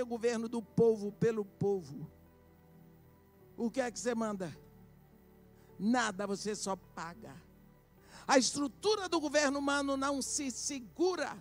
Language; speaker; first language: Portuguese; native; Portuguese